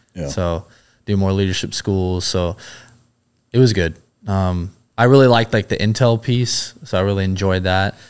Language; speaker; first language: English; native; English